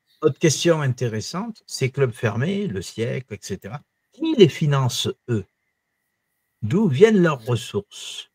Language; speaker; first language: French; native; French